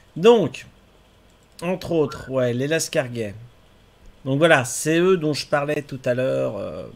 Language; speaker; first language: French; native; French